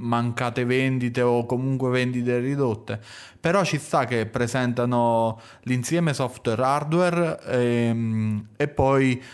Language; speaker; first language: Italian; native; Italian